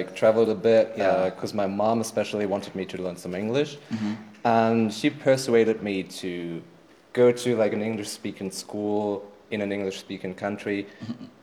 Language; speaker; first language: English; non-native, fluent; German